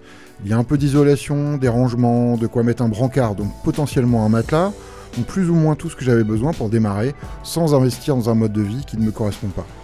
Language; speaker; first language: French; native; French